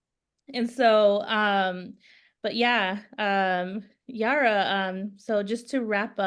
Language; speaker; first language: Spanish; early bilingual, heritage; Spanish